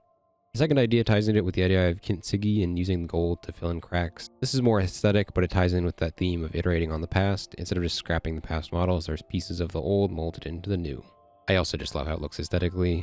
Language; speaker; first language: English; native; English